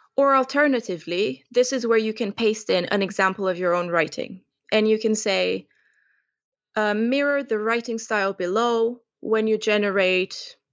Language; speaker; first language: English; non-native, fluent; Romanian